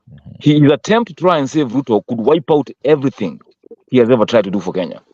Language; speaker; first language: English; non-native, local second language; Swahili